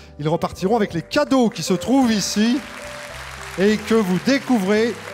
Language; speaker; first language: French; native; French